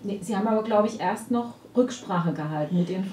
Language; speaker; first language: German; native; German